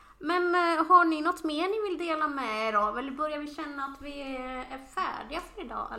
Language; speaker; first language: Swedish; native; Swedish